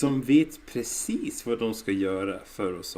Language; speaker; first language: Swedish; non-native, learner; English